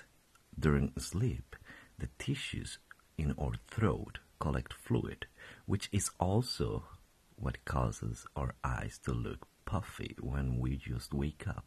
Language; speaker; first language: English; non-native, fluent; Spanish